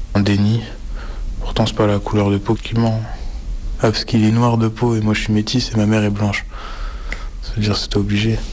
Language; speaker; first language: French; native; French